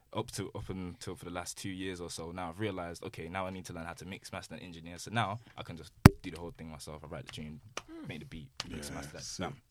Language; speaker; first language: English; native; English